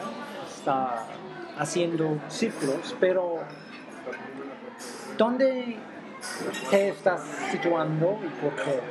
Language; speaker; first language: Spanish; non-native, fluent; English